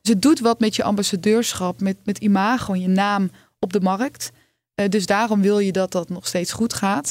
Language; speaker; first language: Dutch; native; Dutch